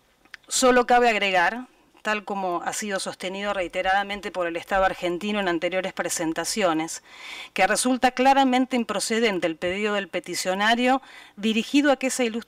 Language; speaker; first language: Spanish; native; Spanish